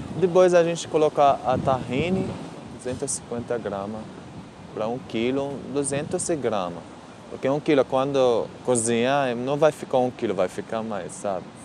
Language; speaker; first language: Portuguese; non-native, learner; Arabic